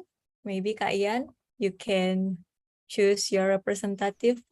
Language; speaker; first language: English; non-native, fluent; Indonesian